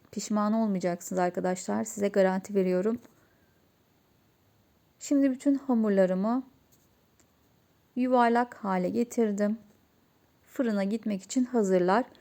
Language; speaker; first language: Turkish; native; Turkish